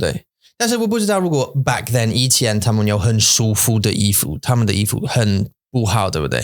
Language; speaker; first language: Chinese; non-native, learner; English